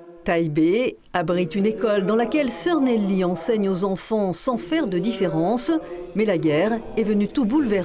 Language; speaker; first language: French; native; French